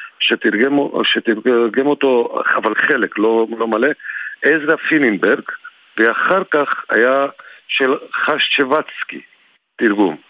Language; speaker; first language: Hebrew; non-native, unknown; Georgian